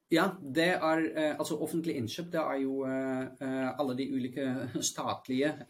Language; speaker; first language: Norwegian; non-native, fluent; Dutch